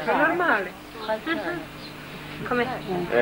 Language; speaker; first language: Italian; non-native, learner; Croatian